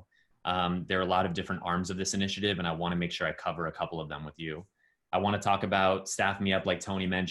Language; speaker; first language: English; native; English